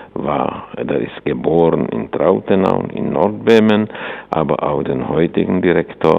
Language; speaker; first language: German; non-native, fluent; Czech